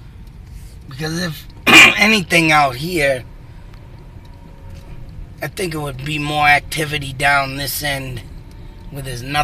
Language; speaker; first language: English; native; English